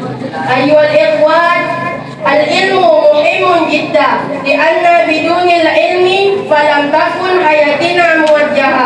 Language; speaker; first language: Arabic; non-native, learner; Indonesian